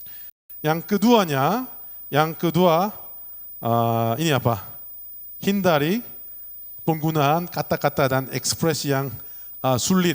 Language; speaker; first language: Indonesian; non-native, learner; Korean